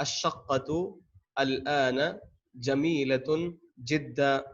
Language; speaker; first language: Arabic; non-native, fluent; Urdu